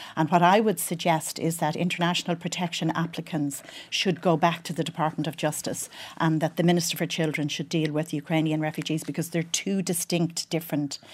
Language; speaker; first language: English; native; English